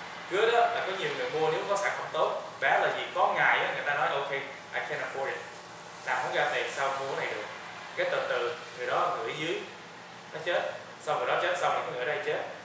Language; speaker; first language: Vietnamese; early bilingual, heritage; Vietnamese